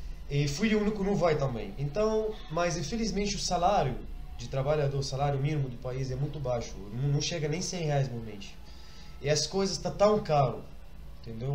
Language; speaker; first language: Portuguese; non-native, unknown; Arabic